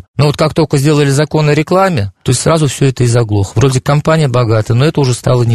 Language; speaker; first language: Russian; native; Russian